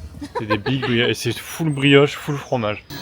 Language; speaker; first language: French; native; French